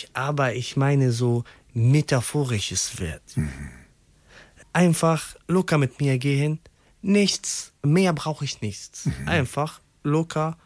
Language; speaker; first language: German; non-native, local second language; Arabic